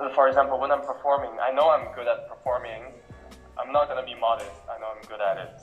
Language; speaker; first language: English; non-native, local second language; Cantonese